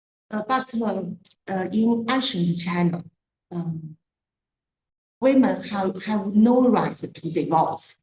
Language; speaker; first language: English; non-native, learner; Chinese